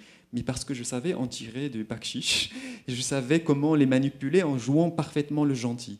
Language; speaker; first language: French; non-native, local second language; Arabic